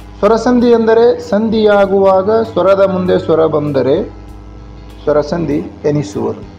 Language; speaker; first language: Kannada; non-native, local second language; Urdu